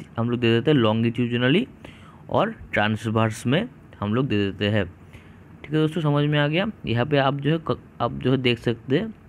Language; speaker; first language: Hindi; non-native, local second language; Bangla